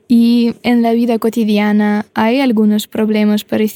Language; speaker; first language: Spanish; non-native, fluent; Russian